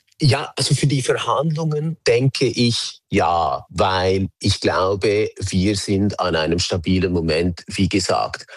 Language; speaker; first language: German; native; German